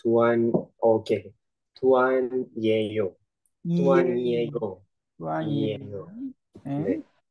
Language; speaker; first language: Korean; non-native, learner; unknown